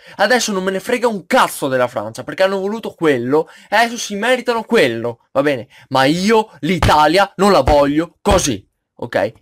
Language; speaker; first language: Italian; native; Italian